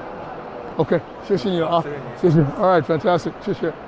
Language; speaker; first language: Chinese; non-native, fluent; English